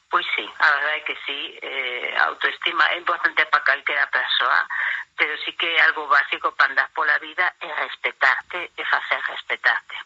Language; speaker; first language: Galician; non-native, local second language; Spanish